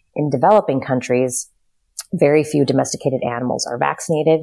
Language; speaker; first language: English; native; English